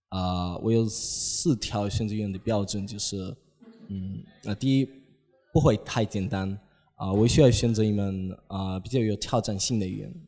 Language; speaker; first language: Chinese; non-native, fluent; Polish